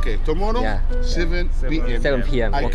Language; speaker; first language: English; non-native, learner; Arabic